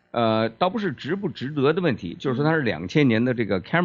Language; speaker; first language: Chinese; native; Chinese